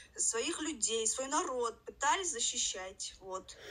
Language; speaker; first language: Russian; non-native, local second language; Chechen